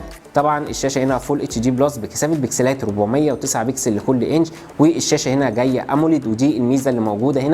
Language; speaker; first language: Arabic; native; Arabic